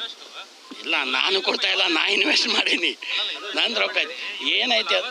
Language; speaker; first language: Kannada; native; Kannada